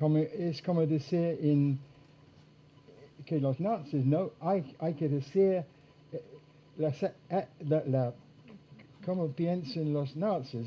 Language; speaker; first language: Spanish; non-native, fluent; English